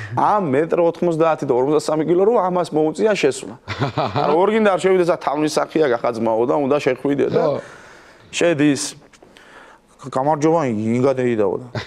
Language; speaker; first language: Georgian; native; Georgian